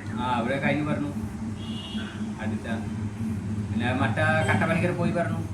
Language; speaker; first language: Malayalam; non-native, fluent; Bangla